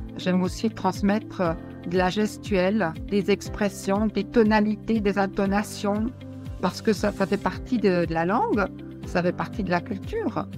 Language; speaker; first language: French; non-native, fluent; Spanish